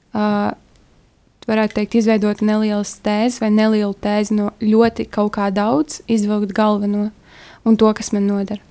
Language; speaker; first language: Latvian; native; Latvian